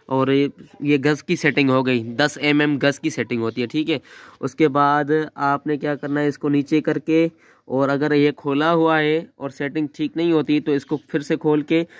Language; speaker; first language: Urdu; non-native, local second language; Sindhi